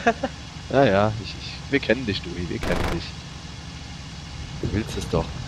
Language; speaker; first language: German; native; German